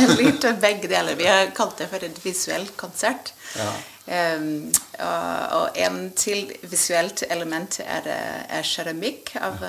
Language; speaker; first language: Norwegian; non-native, fluent; English